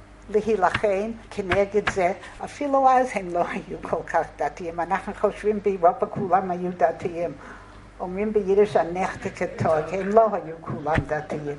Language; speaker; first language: Hebrew; non-native, fluent; English